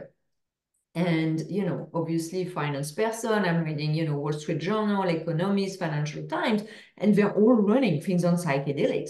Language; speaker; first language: English; non-native, fluent; French